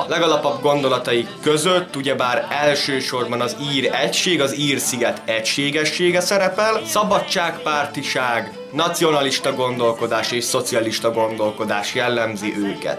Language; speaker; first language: Hungarian; native; Hungarian